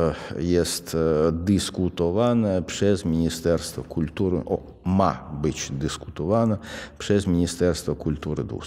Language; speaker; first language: Polish; non-native, fluent; Russian